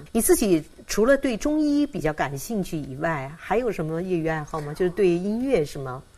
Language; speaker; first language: Chinese; native; Chinese